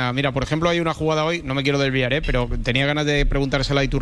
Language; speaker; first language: Spanish; native; Spanish